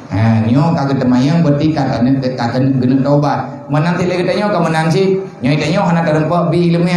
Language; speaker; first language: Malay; non-native, local second language; Achinese